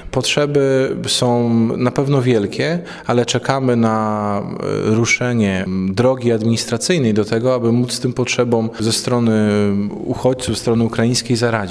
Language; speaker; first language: Polish; native; Polish